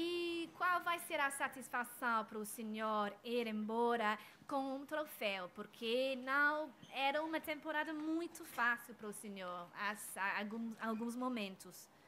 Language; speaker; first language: Portuguese; non-native, fluent; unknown